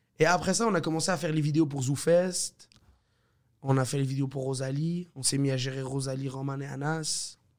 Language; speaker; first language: French; early bilingual, other home language; Arabic